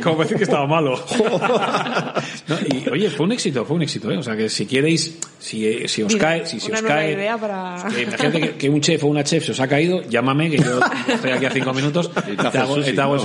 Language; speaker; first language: Spanish; native; Spanish